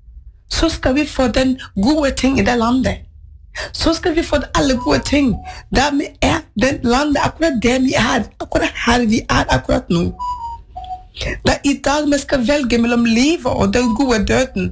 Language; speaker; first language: Norwegian; non-native, fluent; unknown